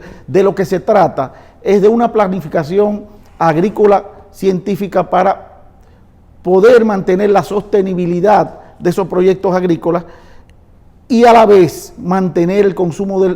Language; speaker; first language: Spanish; native; Spanish